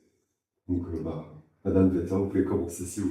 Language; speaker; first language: French; native; French